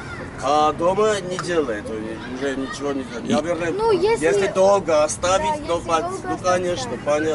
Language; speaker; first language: Russian; non-native, learner; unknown